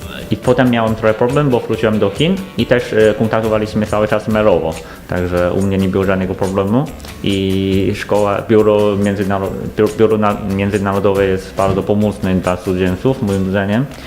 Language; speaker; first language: Polish; non-native, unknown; Chinese